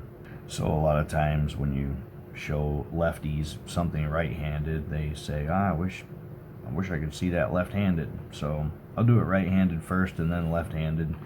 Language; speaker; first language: English; native; English